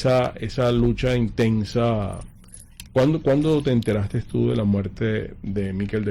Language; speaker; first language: Spanish; native; Spanish